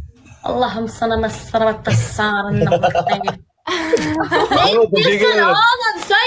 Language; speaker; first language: Turkish; non-native, learner; Arabic